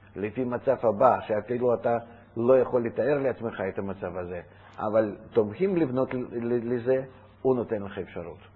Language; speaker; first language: Hebrew; non-native, fluent; Russian